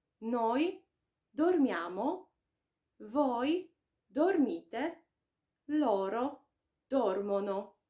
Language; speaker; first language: Italian; non-native, fluent; Polish